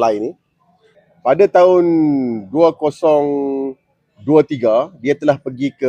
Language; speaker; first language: Malay; native; Malay